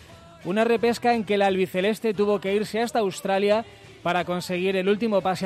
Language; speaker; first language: Spanish; native; Spanish